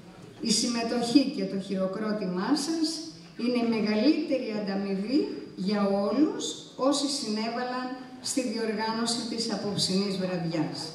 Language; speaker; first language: Greek; native; Greek